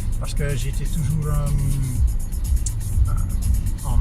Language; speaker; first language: French; non-native, fluent; German